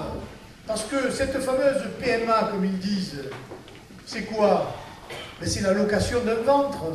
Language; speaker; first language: French; native; French